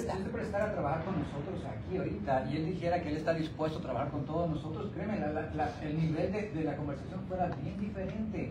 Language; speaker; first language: Spanish; native; Spanish